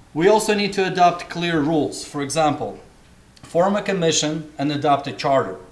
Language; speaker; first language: English; non-native, fluent; Russian